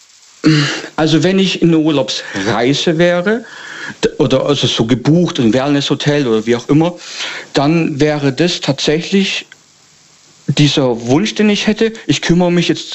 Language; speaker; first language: German; native; German